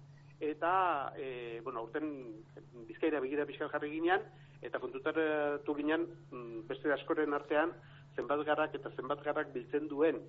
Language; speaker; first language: Basque; native; Basque